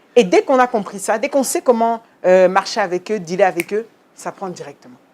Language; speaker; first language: French; early bilingual, other home language; Lingala